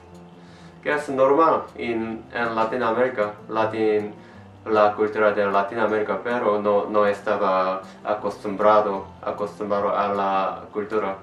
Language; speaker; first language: Spanish; non-native, learner; Korean